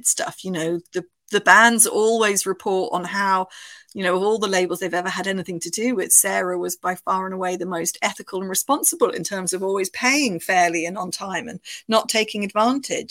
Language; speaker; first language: English; native; English